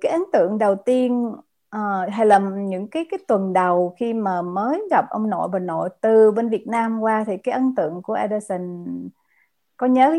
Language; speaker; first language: Vietnamese; native; Vietnamese